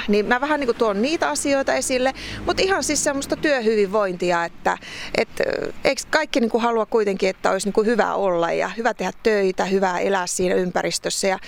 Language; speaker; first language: Finnish; native; Finnish